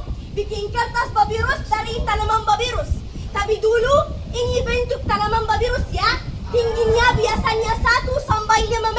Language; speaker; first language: Indonesian; non-native, fluent; Arabic